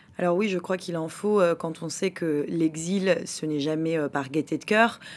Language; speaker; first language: French; native; French